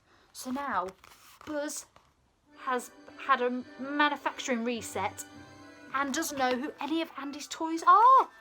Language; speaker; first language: English; native; English